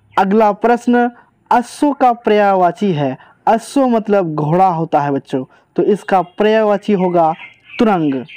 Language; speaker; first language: Hindi; native; Hindi